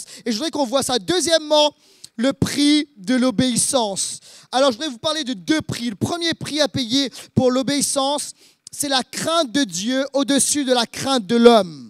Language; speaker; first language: French; native; French